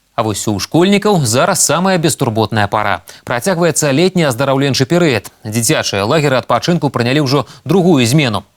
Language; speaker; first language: Belarusian; native; Belarusian